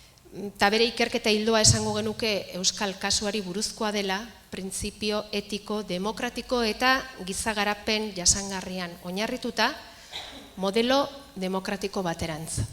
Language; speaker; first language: Basque; native; Basque